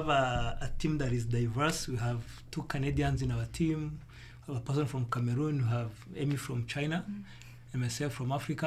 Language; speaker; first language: English; non-native, local second language; Kinyarwanda